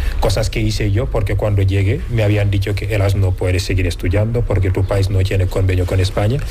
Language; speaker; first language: Spanish; non-native, fluent; Wolof